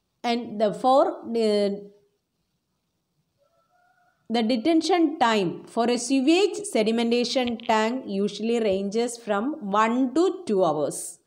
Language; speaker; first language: English; non-native, local second language; Malayalam